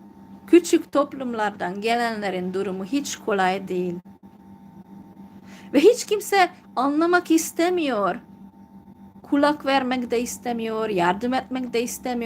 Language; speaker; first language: Turkish; non-native, fluent; Hungarian